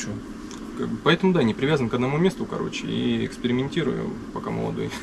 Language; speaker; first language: Russian; native; Russian